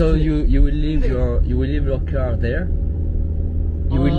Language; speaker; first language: English; non-native, learner; French